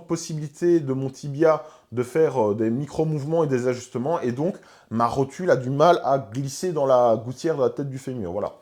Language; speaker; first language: French; native; French